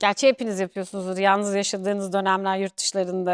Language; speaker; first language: Turkish; native; Turkish